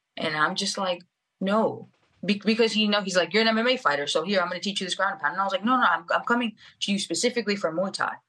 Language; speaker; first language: English; early bilingual, other home language; Spanish